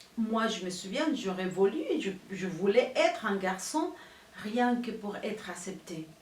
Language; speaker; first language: French; non-native, fluent; Spanish